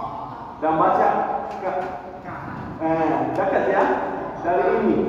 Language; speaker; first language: Indonesian; non-native, learner; Arabic